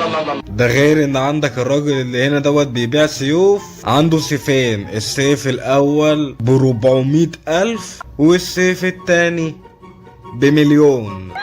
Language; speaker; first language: Arabic; native; Arabic